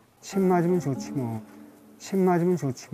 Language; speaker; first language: Korean; native; Korean